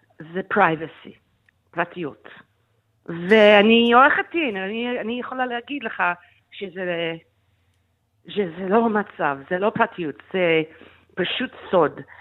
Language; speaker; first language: Hebrew; non-native, fluent; English